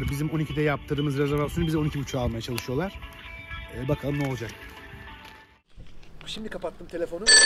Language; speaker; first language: Turkish; native; Turkish